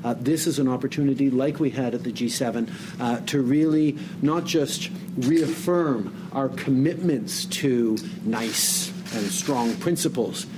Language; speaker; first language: English; early bilingual, other home language; French